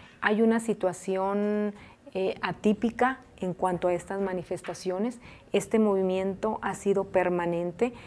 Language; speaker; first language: Spanish; native; Spanish